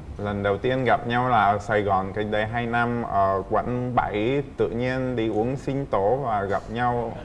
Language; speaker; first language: Vietnamese; non-native, fluent; Czech